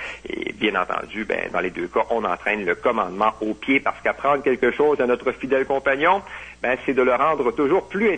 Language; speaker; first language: French; native; French